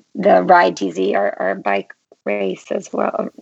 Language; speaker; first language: English; native; English